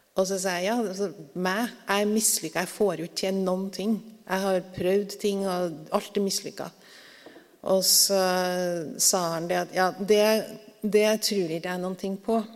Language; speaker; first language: Norwegian; native; Norwegian